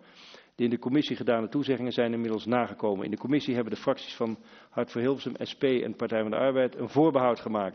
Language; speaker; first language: Dutch; native; Dutch